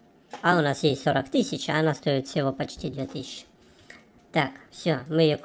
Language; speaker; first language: Russian; native; Russian